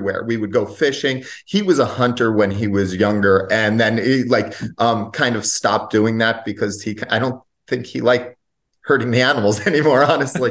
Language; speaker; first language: English; native; English